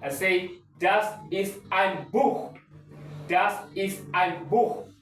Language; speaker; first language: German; non-native, learner; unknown